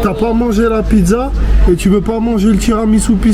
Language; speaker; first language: French; native; French